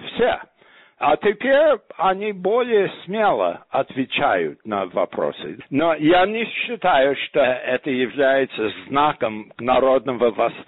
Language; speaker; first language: Russian; non-native, fluent; English